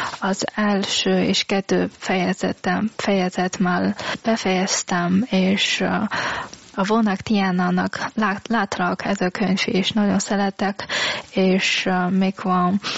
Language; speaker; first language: Hungarian; non-native, learner; Chinese